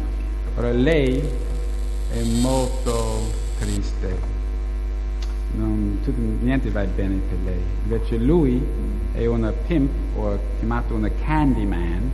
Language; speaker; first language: Italian; non-native, learner; English